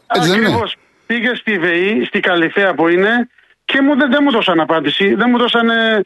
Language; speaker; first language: Greek; non-native, fluent; Arabic